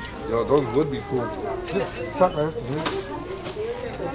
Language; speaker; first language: English; early bilingual, other home language; Spanish